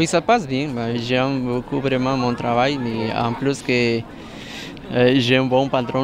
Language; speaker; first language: French; non-native, learner; Spanish